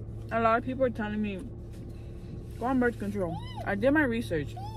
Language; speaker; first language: English; early bilingual, other home language; Spanish